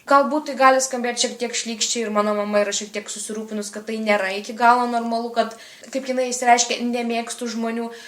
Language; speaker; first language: Lithuanian; native; Lithuanian